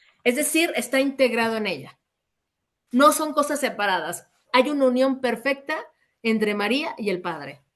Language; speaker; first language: Spanish; native; Spanish